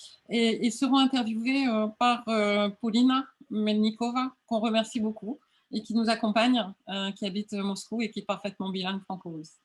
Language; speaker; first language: French; native; French